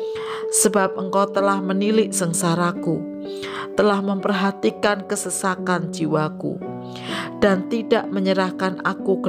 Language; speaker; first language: Indonesian; native; Indonesian